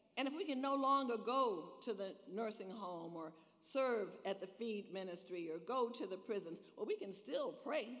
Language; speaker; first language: English; native; English